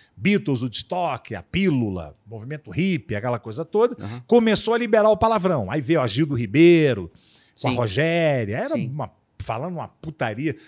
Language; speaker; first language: Portuguese; native; Portuguese